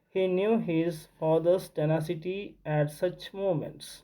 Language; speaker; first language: English; non-native, local second language; Kannada